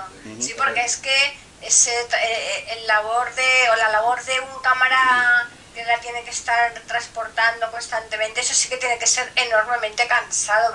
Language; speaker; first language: Spanish; native; Spanish